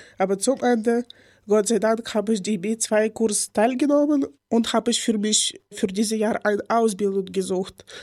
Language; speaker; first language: German; non-native, learner; Ukrainian